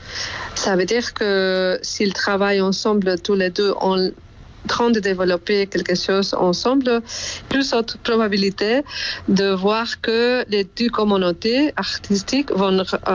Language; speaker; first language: French; non-native, fluent; Spanish